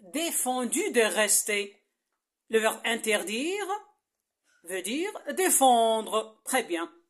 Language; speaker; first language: French; non-native, local second language; Arabic